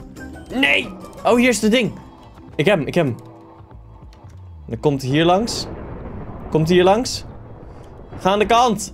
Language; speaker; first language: Dutch; native; Dutch